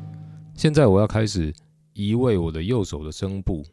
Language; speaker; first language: Chinese; native; Chinese